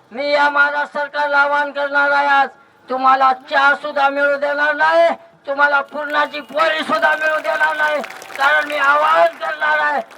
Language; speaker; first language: Marathi; non-native, local second language; Lambadi